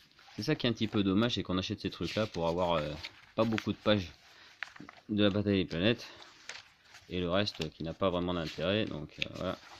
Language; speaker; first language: French; native; French